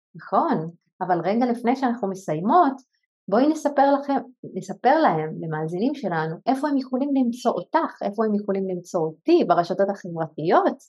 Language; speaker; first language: Hebrew; non-native, local second language; Arabic